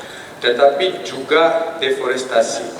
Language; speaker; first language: Indonesian; non-native, fluent; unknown